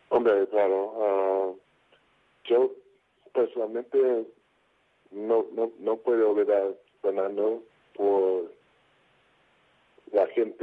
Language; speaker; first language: Spanish; non-native, fluent; English